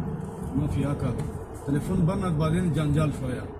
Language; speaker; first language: Arabic; non-native, learner; Hindi